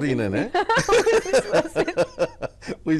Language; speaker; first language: Telugu; native; Telugu